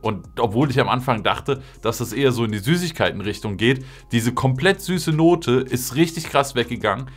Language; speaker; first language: German; native; German